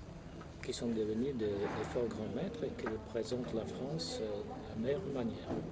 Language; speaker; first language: French; non-native, fluent; Croatian